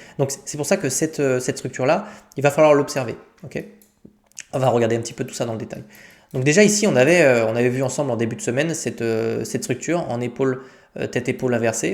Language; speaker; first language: French; native; French